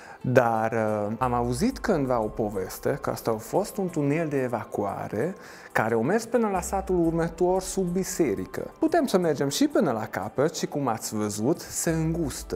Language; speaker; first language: Romanian; non-native, local second language; Hungarian